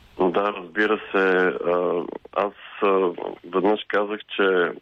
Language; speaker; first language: Bulgarian; native; Bulgarian